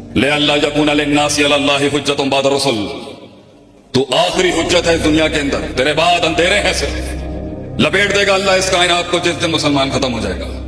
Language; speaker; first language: Urdu; native; Urdu